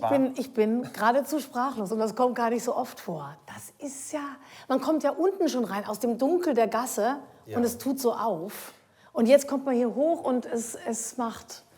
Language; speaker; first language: German; native; German